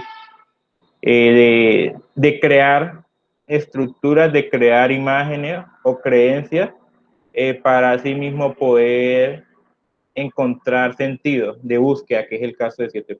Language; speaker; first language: Spanish; native; Spanish